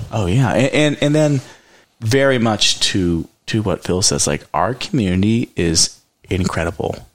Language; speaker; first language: English; native; English